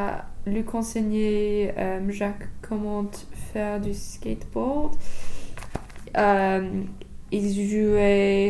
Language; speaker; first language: French; non-native, learner; English